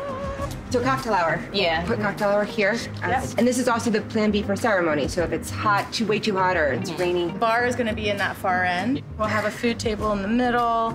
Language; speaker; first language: English; native; English